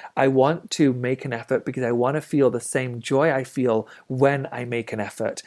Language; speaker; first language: English; native; English